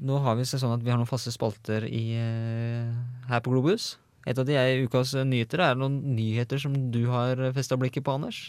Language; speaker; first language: Norwegian; native; Norwegian